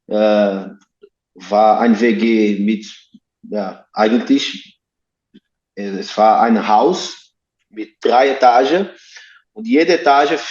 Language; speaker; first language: German; non-native, learner; Portuguese